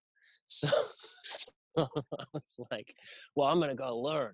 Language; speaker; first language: English; native; English